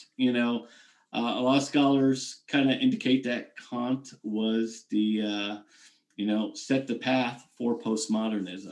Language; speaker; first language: English; native; English